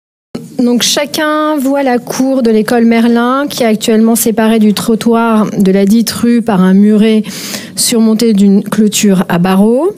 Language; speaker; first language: French; native; French